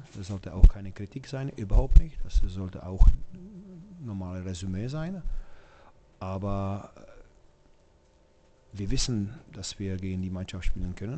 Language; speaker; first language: German; non-native, fluent; Czech